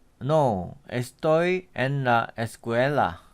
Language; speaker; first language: Spanish; non-native, learner; Korean